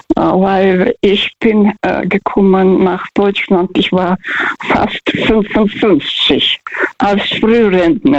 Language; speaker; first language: German; non-native, fluent; Russian